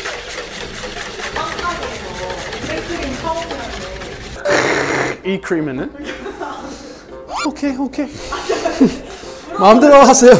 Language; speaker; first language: Korean; non-native, learner; English